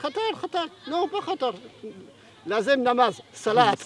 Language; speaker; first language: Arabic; non-native, learner; French